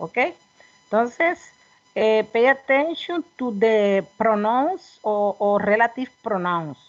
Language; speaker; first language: English; non-native, learner; Spanish